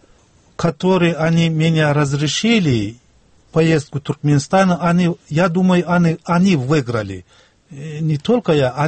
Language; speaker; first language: Russian; non-native, local second language; Turkmen